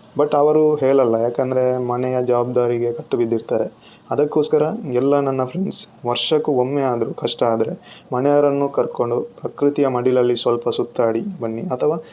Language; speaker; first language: Kannada; non-native, local second language; Tulu